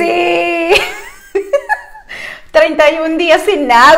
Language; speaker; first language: Spanish; native; Spanish